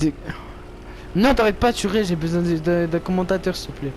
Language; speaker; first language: French; native; French